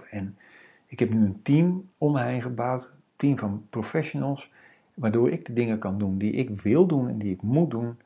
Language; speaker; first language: Dutch; native; Dutch